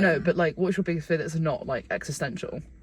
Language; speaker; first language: English; native; English